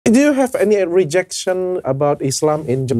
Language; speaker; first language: English; non-native, learner; Indonesian